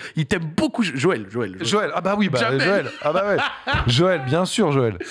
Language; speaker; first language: French; native; French